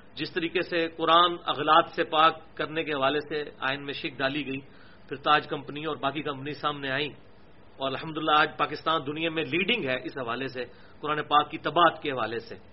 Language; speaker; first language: Urdu; non-native, local second language; Punjabi